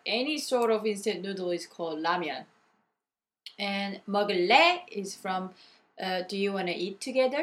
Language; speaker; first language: English; non-native, fluent; Korean